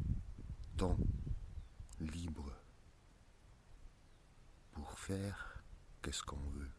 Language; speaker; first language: French; non-native, learner; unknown